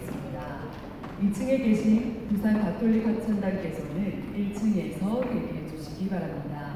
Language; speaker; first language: Korean; native; Korean